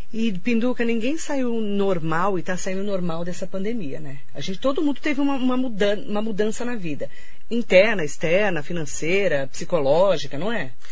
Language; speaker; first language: Portuguese; native; Portuguese